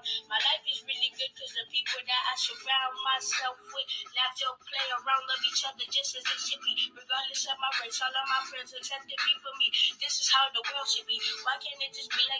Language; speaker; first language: English; native; English